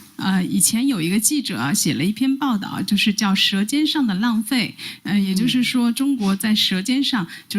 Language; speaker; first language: Chinese; native; Chinese